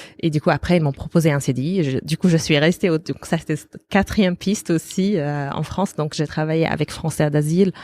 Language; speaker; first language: French; non-native, fluent; Arabic